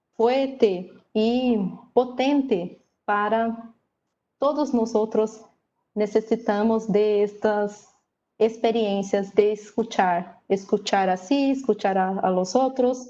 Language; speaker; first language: Spanish; non-native, learner; Portuguese